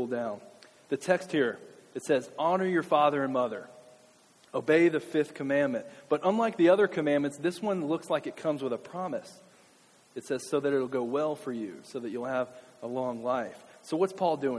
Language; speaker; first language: English; native; English